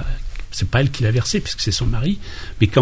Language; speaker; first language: French; native; French